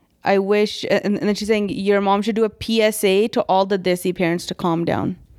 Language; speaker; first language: English; early bilingual, other home language; Punjabi